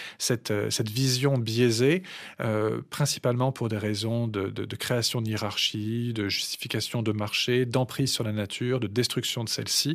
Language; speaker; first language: French; native; French